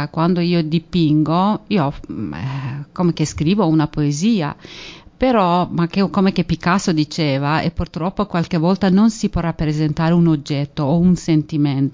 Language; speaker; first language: Italian; non-native, fluent; Persian